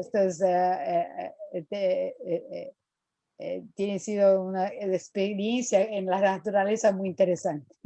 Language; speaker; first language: Spanish; non-native, fluent; Portuguese